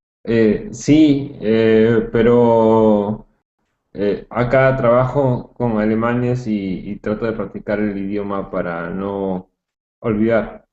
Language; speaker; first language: Spanish; early bilingual, heritage; Spanish